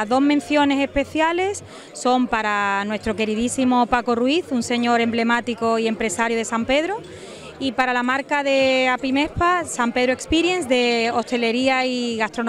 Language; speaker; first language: Spanish; native; Spanish